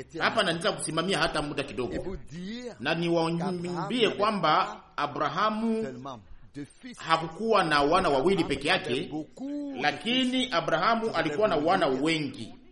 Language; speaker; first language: Swahili; native; Swahili